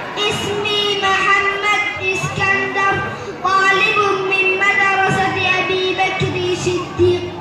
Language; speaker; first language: Arabic; non-native, learner; Oromo